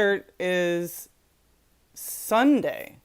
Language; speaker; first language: English; native; English